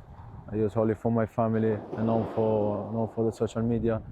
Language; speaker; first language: English; non-native, learner; Italian